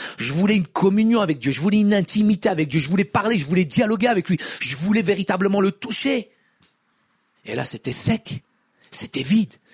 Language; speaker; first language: French; early bilingual, other home language; Arabic